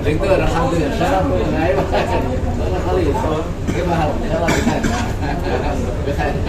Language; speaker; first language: Arabic; non-native, fluent; Indonesian